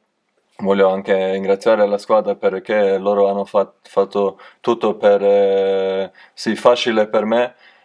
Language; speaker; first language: Italian; non-native, learner; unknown